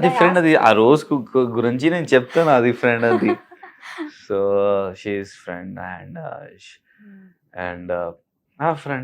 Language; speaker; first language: Telugu; non-native, learner; Hindi